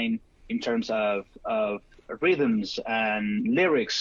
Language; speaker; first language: English; non-native, fluent; Spanish